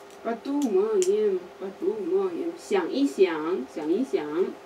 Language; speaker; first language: Russian; non-native, learner; Chinese